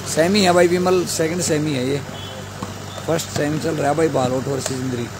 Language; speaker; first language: Hindi; native; Hindi